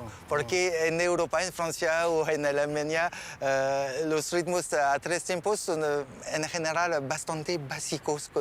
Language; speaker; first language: Spanish; non-native, learner; French